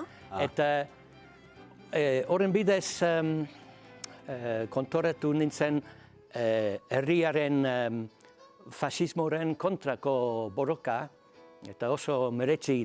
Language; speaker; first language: Basque; non-native, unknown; English